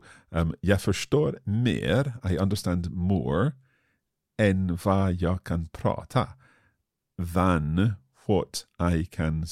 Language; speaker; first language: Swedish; non-native, learner; English